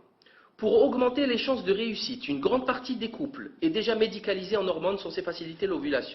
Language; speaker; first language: French; native; French